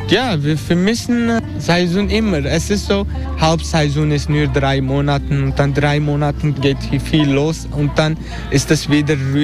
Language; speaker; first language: German; non-native, learner; Turkish